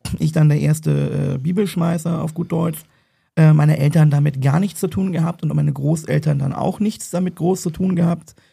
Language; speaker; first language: German; native; German